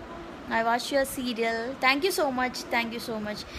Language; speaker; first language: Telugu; non-native, learner; Malayalam